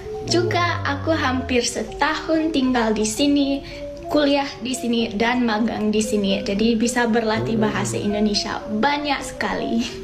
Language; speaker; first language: Indonesian; non-native, fluent; English